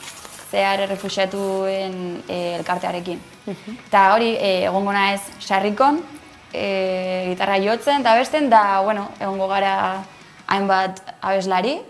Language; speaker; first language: Basque; non-native, local second language; Spanish